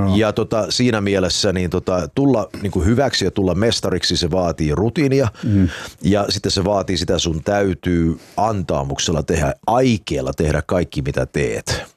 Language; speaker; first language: Finnish; early bilingual, heritage; Finnish